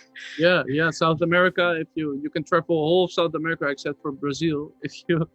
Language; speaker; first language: English; non-native, fluent; Dutch